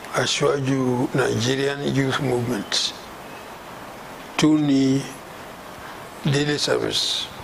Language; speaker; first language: Yoruba; native; Yoruba